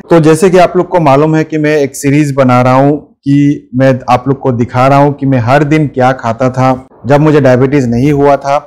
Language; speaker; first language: Hindi; non-native, local second language; Bangla